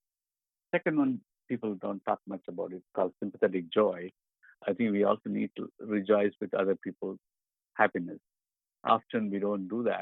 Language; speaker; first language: English; non-native, local second language; Tamil